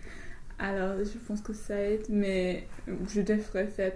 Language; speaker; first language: French; non-native, fluent; English